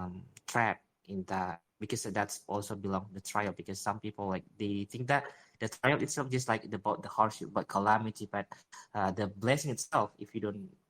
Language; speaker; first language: English; non-native, learner; Indonesian